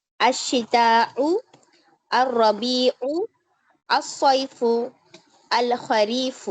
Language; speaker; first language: Arabic; non-native, learner; Tamil